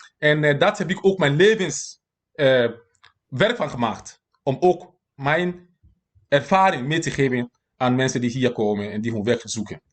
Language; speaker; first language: Dutch; non-native, fluent; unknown